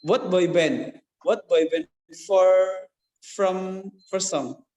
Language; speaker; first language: English; non-native, learner; Indonesian